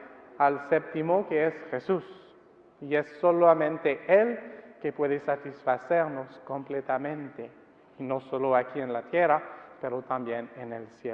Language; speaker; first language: Spanish; non-native, fluent; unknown